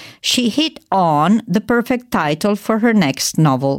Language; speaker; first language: English; non-native, fluent; Italian